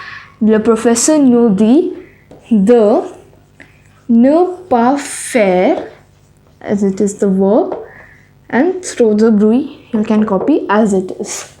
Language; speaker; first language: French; non-native, fluent; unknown